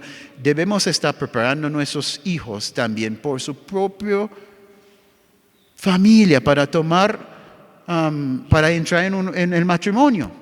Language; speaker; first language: Spanish; non-native, fluent; English